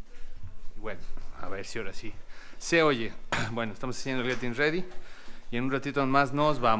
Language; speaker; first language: Spanish; native; Spanish